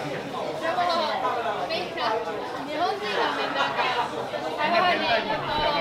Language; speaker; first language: Japanese; non-native, learner; Chinese